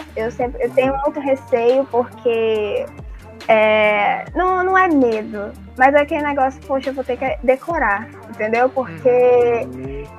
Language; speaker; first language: Portuguese; native; Portuguese